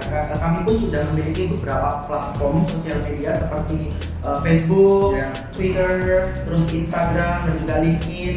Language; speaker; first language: Indonesian; native; Indonesian